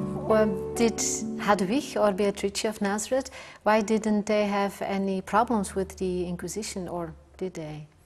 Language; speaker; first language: English; non-native, fluent; Dutch